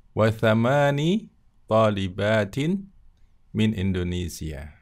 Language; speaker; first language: Arabic; non-native, fluent; Indonesian